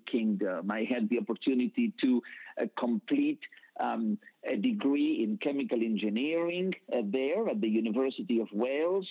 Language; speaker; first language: English; non-native, fluent; Spanish